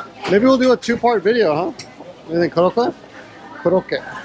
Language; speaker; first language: English; native; English